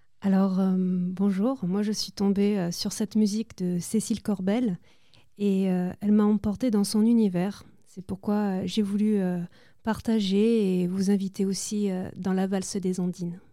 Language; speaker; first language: French; native; French